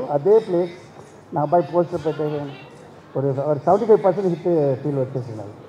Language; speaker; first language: Telugu; non-native, learner; Tamil